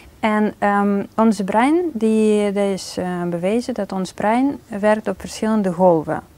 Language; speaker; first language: Dutch; non-native, fluent; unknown